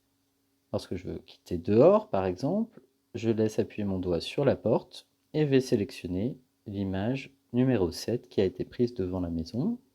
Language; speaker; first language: French; native; French